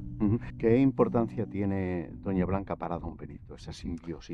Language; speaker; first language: Spanish; native; Spanish